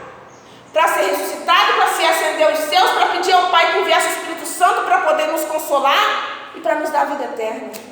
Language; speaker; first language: Portuguese; native; Portuguese